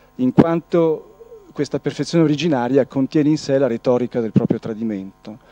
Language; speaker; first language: Italian; non-native, fluent; Arabic